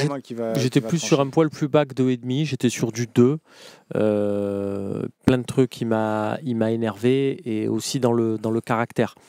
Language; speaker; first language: French; native; French